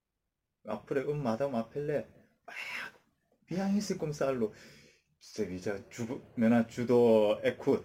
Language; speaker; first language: French; non-native, learner; Korean